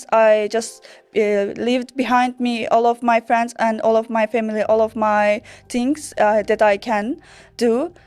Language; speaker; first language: English; non-native, learner; Turkish